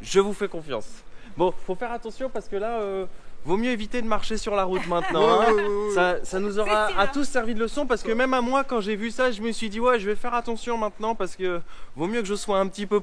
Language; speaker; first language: French; native; French